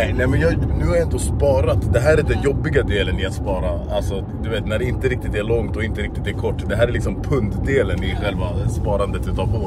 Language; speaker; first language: Swedish; native; Swedish